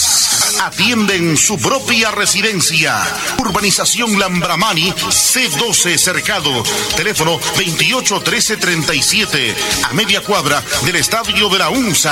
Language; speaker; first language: Spanish; native; Spanish